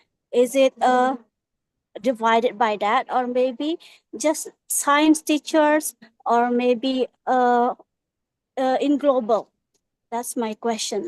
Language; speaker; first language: English; non-native, fluent; Indonesian